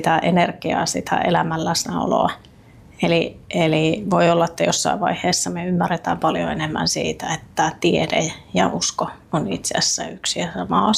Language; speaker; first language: Finnish; native; Finnish